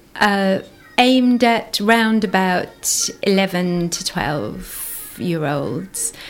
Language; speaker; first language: English; native; English